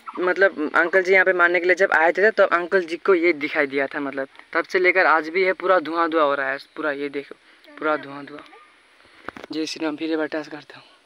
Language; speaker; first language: Hindi; non-native, local second language; Nepali